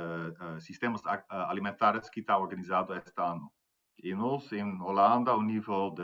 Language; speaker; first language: Portuguese; non-native, fluent; Dutch